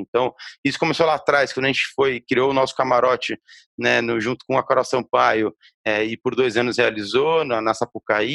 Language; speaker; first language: Portuguese; native; Portuguese